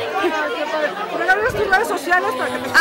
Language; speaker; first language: Spanish; native; Spanish